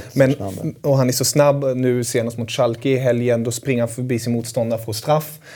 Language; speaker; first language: Swedish; native; Swedish